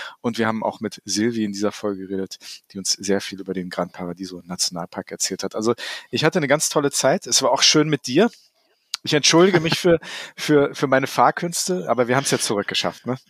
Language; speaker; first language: German; native; German